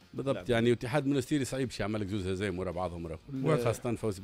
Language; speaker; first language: Arabic; native; Arabic